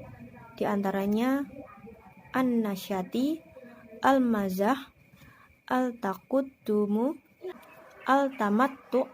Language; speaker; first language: Arabic; non-native, learner; Indonesian